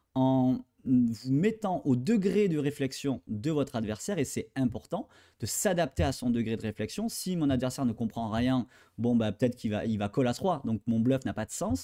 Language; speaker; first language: French; native; French